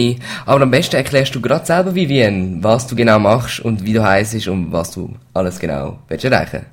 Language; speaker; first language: German; native; German